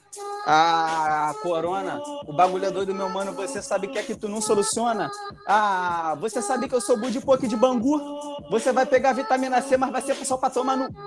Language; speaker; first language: Portuguese; native; Portuguese